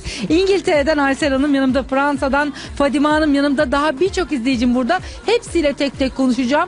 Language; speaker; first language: Turkish; native; Turkish